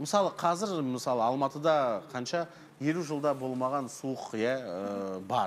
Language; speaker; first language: Kazakh; native; Kazakh